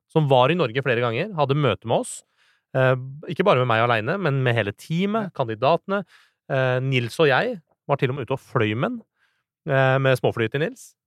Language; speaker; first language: Norwegian; early bilingual, other home language; Persian